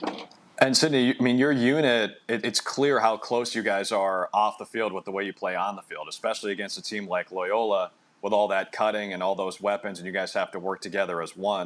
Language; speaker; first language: English; native; English